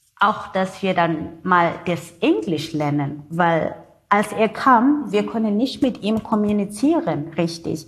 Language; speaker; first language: German; non-native, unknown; Zulu